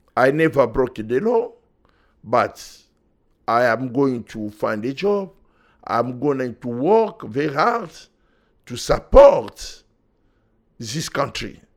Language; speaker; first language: English; non-native, learner; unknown